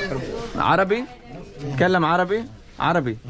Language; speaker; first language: Arabic; native; Arabic